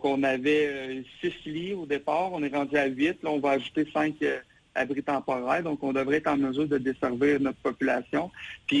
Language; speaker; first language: French; native; French